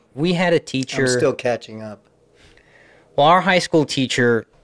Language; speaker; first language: English; native; English